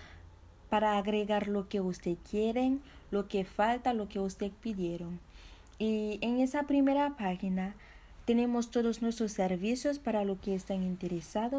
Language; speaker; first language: Spanish; non-native, fluent; Haitian Creole